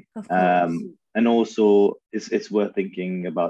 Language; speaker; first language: English; early bilingual, other home language; Urdu